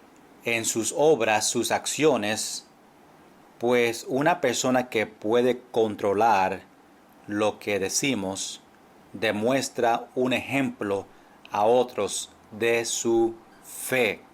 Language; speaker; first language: Spanish; non-native, fluent; English